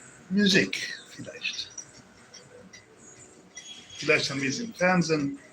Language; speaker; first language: German; non-native, learner; English